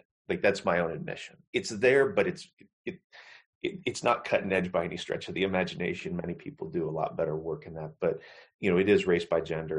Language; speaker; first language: English; native; English